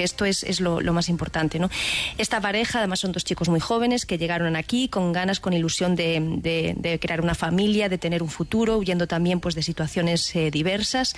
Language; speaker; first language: Spanish; native; Spanish